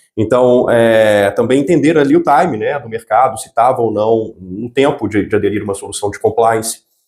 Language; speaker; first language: Portuguese; native; Portuguese